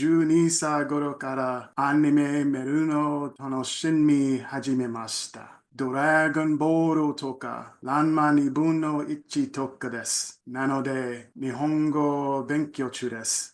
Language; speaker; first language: Japanese; non-native, learner; English